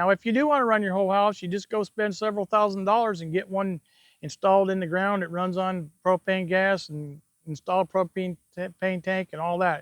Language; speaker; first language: English; native; English